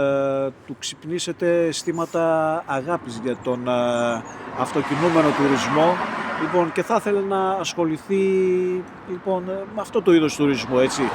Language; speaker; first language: Greek; native; Greek